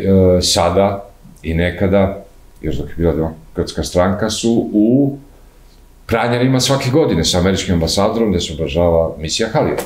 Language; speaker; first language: Croatian; native; Croatian